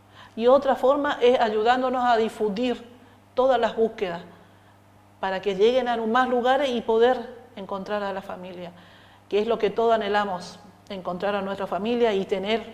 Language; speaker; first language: Spanish; native; Spanish